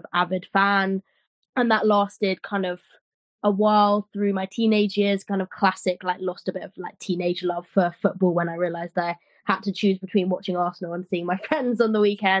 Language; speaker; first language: English; native; English